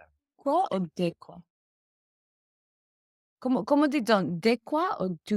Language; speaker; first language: French; non-native, learner; English